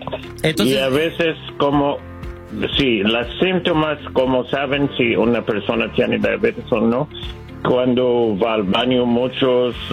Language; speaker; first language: Spanish; non-native, learner; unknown